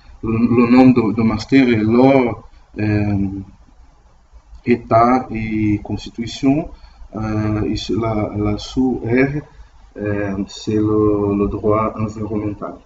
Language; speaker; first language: French; non-native, learner; Portuguese